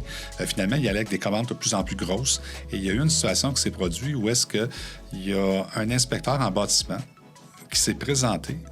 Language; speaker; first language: French; native; French